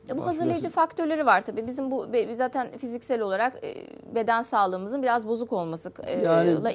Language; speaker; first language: Turkish; native; Turkish